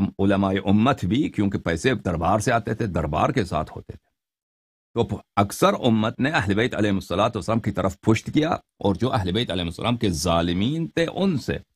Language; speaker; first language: Urdu; non-native, fluent; Persian